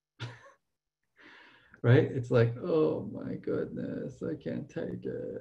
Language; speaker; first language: English; native; English